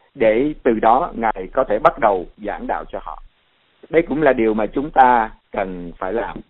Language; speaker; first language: Vietnamese; native; Vietnamese